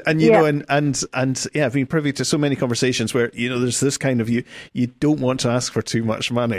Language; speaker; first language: English; native; English